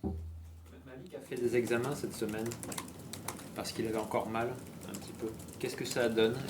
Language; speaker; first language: French; native; French